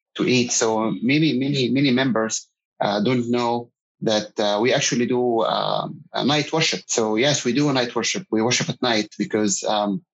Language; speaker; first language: English; non-native, fluent; Arabic